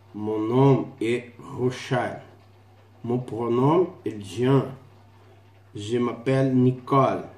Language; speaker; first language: French; non-native, learner; Portuguese